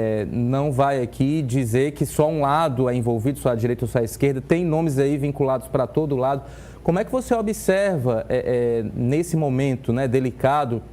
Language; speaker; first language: Portuguese; native; Portuguese